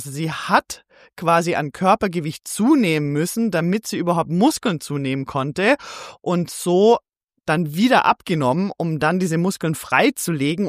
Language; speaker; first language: German; native; German